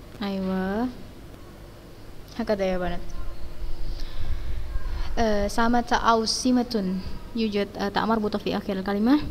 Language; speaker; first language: Arabic; non-native, fluent; Indonesian